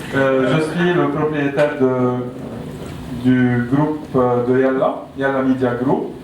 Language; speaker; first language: French; non-native, local second language; Arabic